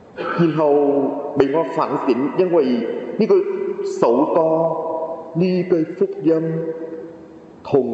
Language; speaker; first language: Cantonese; non-native, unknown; Vietnamese